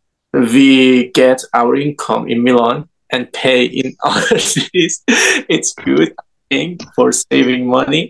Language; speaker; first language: English; non-native, learner; Persian